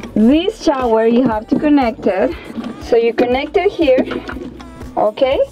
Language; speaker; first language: English; non-native, fluent; Spanish